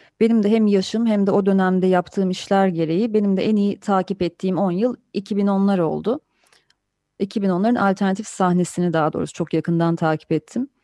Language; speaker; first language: Turkish; native; Turkish